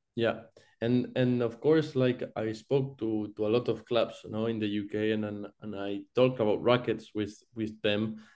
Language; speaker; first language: English; non-native, fluent; Spanish